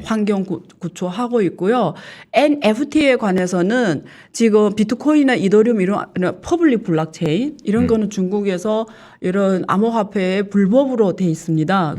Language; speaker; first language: Korean; non-native, fluent; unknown